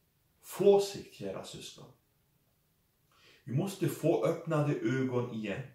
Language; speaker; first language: Swedish; non-native, fluent; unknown